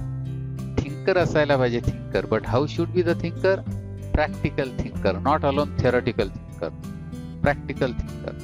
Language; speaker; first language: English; non-native, local second language; Marathi